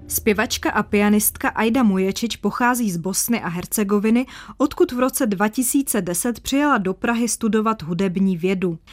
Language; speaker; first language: Czech; native; Czech